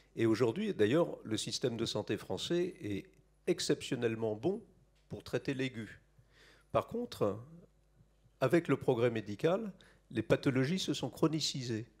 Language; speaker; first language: French; native; French